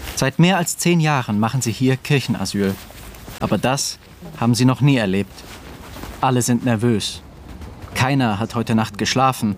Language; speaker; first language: German; native; German